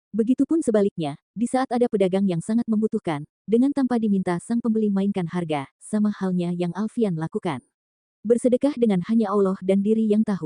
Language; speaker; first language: Indonesian; native; Indonesian